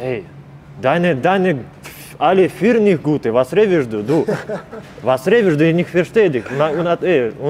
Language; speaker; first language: German; non-native, learner; Russian